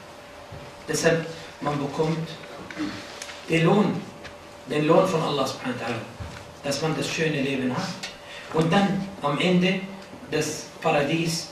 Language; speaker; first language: German; non-native, fluent; Arabic